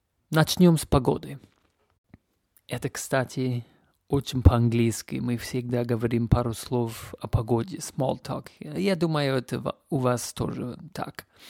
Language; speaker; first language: Russian; non-native, fluent; English